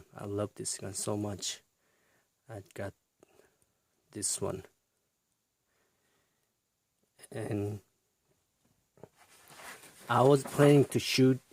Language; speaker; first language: English; non-native, fluent; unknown